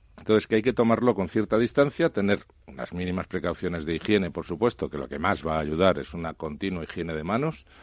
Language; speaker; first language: Spanish; native; Spanish